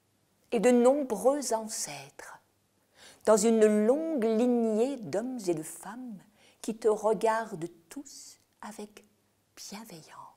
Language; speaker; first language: French; native; French